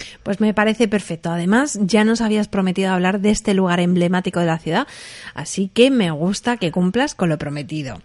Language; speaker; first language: Spanish; native; Spanish